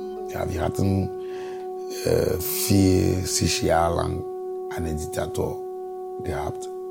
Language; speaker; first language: German; non-native, fluent; Ewe